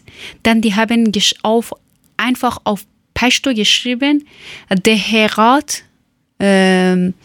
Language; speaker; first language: German; non-native, learner; Persian